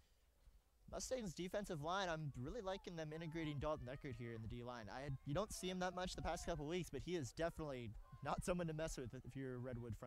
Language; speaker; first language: English; native; English